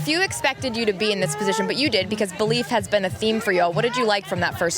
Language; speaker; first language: English; native; English